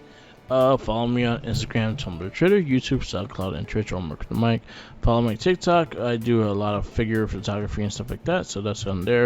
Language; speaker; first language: English; native; English